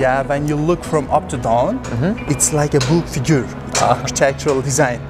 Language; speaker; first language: English; non-native, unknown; Turkish